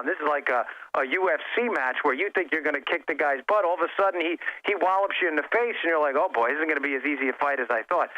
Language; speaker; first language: English; native; English